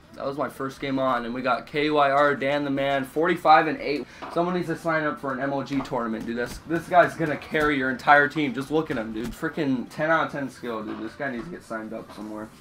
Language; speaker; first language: English; native; English